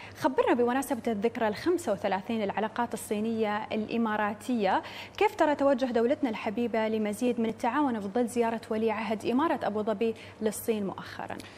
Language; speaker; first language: Arabic; native; Arabic